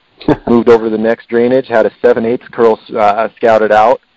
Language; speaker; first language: English; native; English